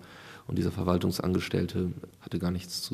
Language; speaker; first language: German; native; German